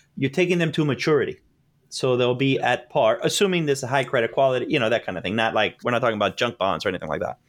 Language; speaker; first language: English; native; English